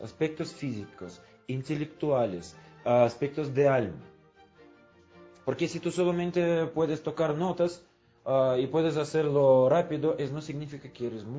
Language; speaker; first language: Spanish; non-native, fluent; Russian